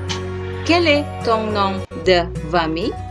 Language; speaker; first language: French; non-native, fluent; Indonesian